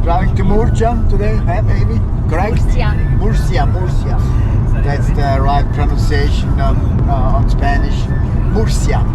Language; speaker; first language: English; non-native, learner; Italian